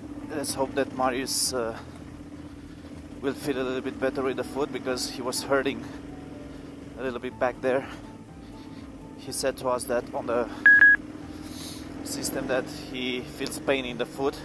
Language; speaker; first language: English; non-native, fluent; Romanian